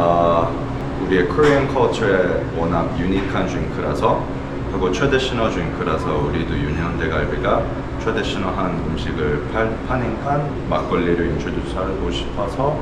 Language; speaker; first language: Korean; early bilingual, heritage; English